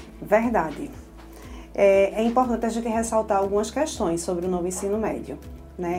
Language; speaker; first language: Portuguese; native; Portuguese